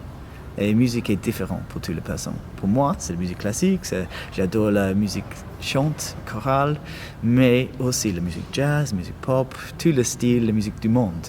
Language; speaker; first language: French; non-native, learner; English